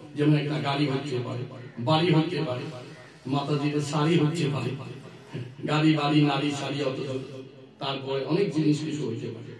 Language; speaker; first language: Bangla; non-native, learner; Assamese